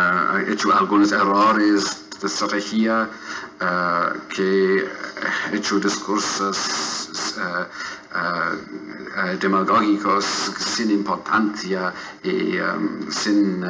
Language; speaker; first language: Spanish; non-native, fluent; English